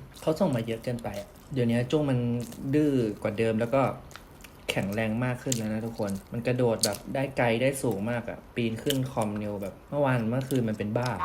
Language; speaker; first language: Thai; native; Thai